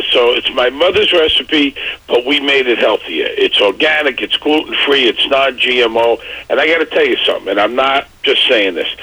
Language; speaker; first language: English; native; English